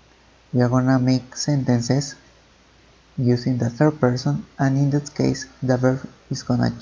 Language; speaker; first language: English; non-native, fluent; Spanish